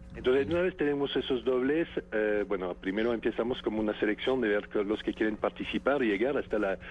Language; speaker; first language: Spanish; non-native, fluent; French